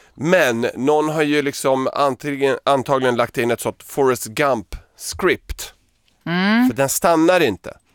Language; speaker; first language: Swedish; early bilingual, other home language; Serbian